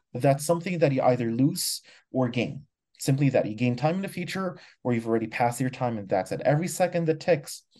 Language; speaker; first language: English; non-native, local second language; Filipino